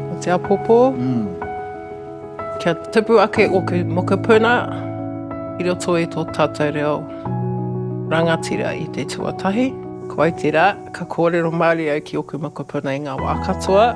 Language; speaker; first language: Māori; non-native, local second language; English